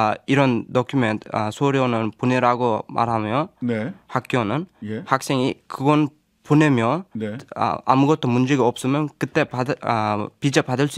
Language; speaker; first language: Korean; non-native, learner; Uzbek